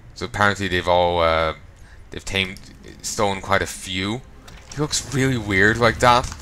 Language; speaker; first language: English; native; English